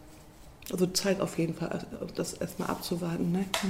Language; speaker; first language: German; native; German